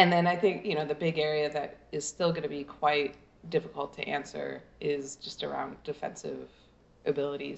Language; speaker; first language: English; native; English